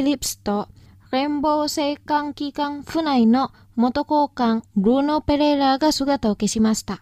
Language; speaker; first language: Japanese; non-native, fluent; Indonesian